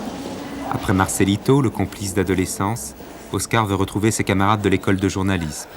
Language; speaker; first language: French; native; French